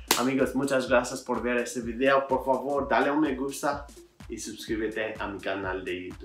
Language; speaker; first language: Spanish; non-native, learner; Albanian